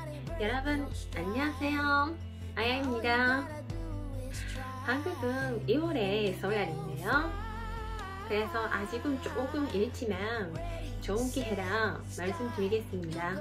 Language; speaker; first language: Korean; non-native, fluent; Japanese